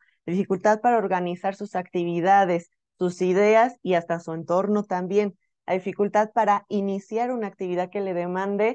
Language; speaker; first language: Spanish; native; Spanish